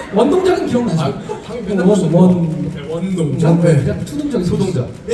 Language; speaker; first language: Korean; native; Korean